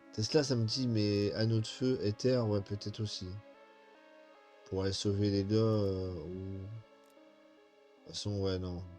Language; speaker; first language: French; native; French